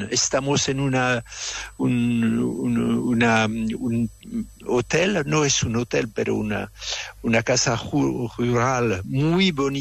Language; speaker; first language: Spanish; non-native, fluent; French